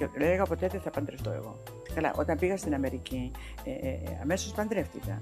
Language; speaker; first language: Greek; native; Greek